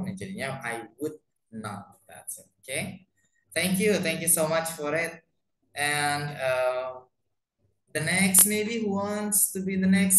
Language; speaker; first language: English; non-native, fluent; Indonesian